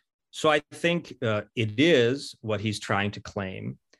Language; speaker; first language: English; early bilingual, other home language; Ukrainian